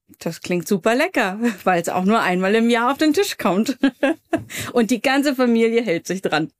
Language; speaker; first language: German; native; German